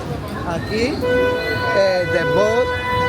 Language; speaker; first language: English; non-native, learner; Spanish